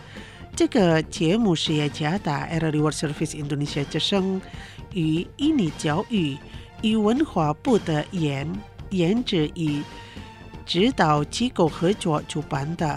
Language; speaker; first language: Chinese; non-native, fluent; Indonesian